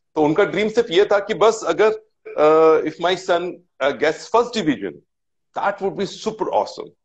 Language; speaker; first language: Hindi; native; Hindi